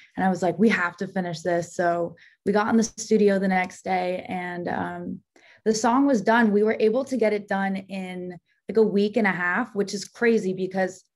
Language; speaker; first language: English; native; English